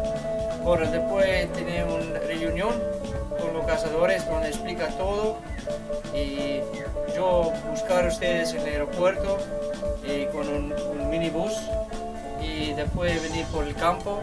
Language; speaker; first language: Spanish; non-native, learner; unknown